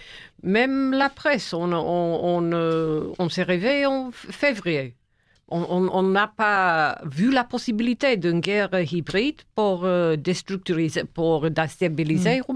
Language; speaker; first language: French; non-native, fluent; English